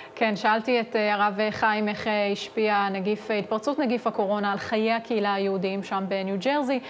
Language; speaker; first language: Hebrew; native; Hebrew